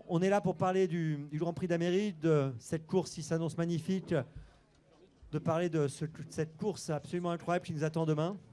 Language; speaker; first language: French; native; French